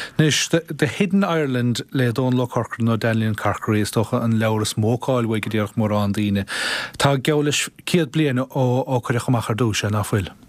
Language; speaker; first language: Irish; native; Irish